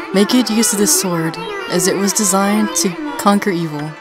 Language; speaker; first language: English; native; English